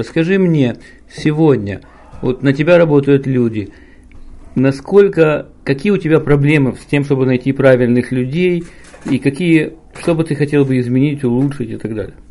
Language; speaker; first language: Russian; native; Russian